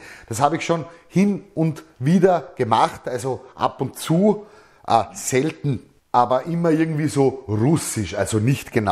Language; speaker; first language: German; native; German